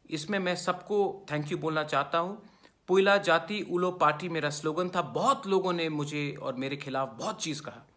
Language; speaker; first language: Hindi; non-native, local second language; Kok Borok